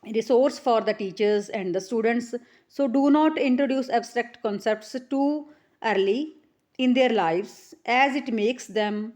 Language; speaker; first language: English; non-native, local second language; Punjabi